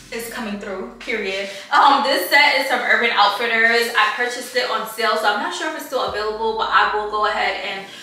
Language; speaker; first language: English; native; English